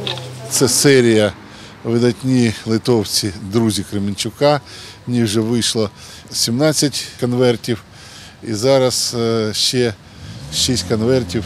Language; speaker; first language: Ukrainian; native; Ukrainian